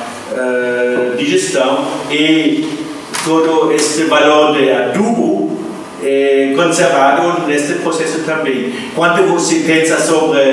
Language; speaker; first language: Portuguese; non-native, fluent; German